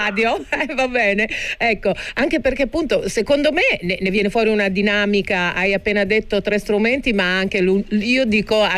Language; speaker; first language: Italian; native; Italian